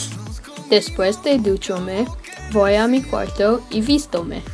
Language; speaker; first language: Spanish; non-native, learner; English